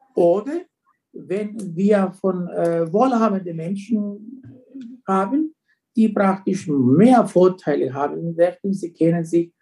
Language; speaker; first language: German; non-native, fluent; Greek